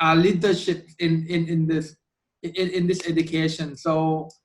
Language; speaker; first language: English; non-native, fluent; Thai